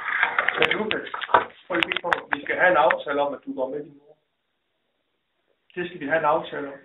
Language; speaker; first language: Danish; native; Danish